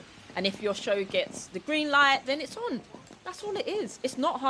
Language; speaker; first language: English; native; English